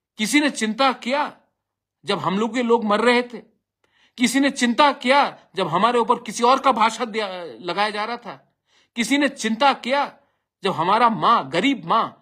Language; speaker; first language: Hindi; non-native, local second language; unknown